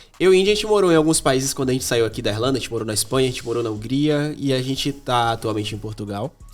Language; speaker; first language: Portuguese; native; Portuguese